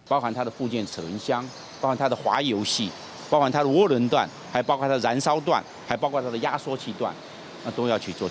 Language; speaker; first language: Chinese; native; Chinese